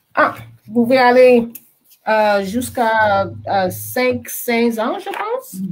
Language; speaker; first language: French; non-native, learner; English